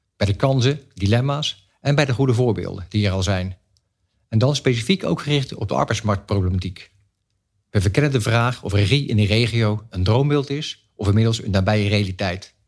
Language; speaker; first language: Dutch; native; Dutch